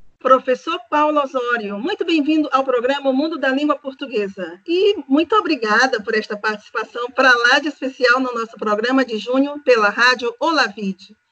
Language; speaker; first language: Portuguese; native; Portuguese